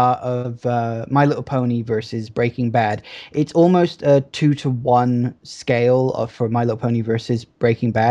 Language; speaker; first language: English; native; English